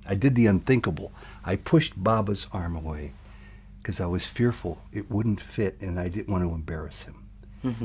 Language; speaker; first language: English; native; English